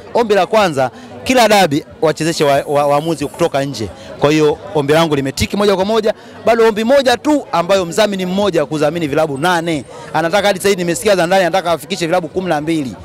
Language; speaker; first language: Swahili; native; Swahili